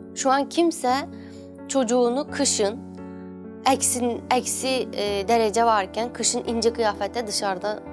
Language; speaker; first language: Turkish; non-native, fluent; Uyghur